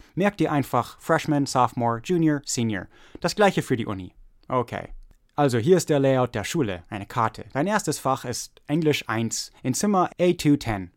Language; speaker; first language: German; early bilingual, other home language; English